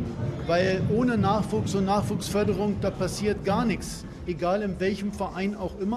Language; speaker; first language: German; native; German